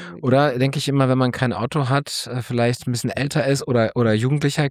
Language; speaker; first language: German; native; German